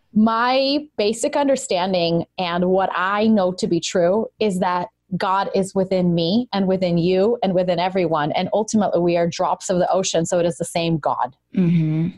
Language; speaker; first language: English; early bilingual, other home language; Russian